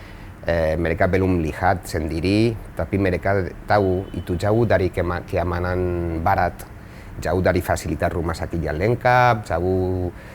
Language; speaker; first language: Indonesian; non-native, fluent; Spanish